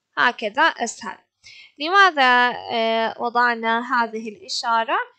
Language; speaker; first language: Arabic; non-native, fluent; Turkish